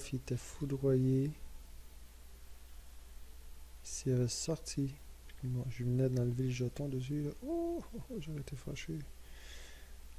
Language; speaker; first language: French; native; French